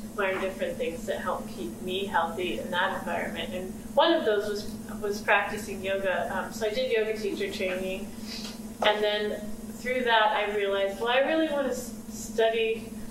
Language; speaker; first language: English; native; English